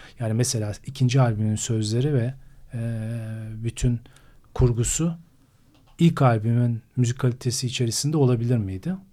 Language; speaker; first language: Turkish; native; Turkish